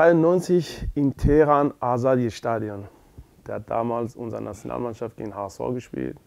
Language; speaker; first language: German; non-native, learner; Persian